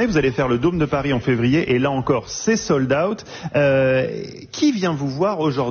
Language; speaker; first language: French; native; French